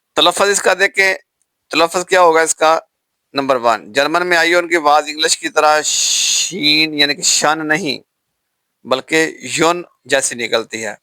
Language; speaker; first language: Urdu; non-native, local second language; Punjabi